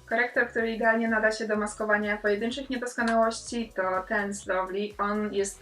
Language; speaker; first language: Polish; native; Polish